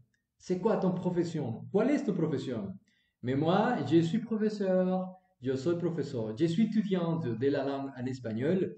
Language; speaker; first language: French; non-native, learner; Spanish